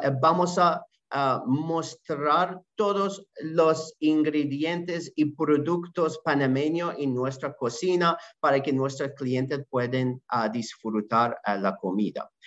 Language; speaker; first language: Spanish; non-native, learner; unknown